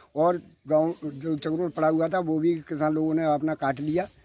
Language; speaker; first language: Hindi; native; Hindi